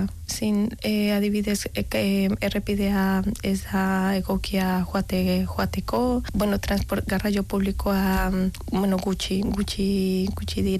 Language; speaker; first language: Basque; non-native, learner; Spanish